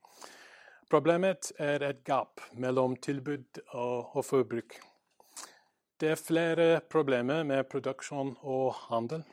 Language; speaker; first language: Norwegian; non-native, learner; English